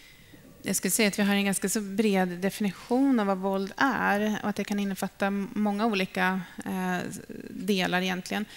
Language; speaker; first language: Swedish; native; Swedish